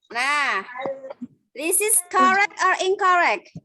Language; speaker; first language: English; non-native, local second language; Indonesian